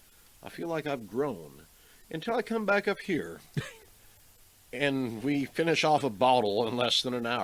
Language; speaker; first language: English; native; English